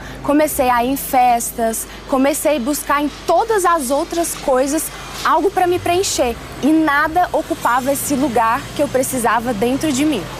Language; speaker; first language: Portuguese; early bilingual, other home language; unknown